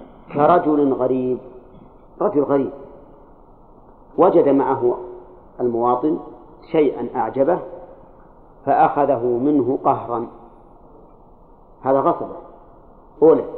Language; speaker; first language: Arabic; native; Arabic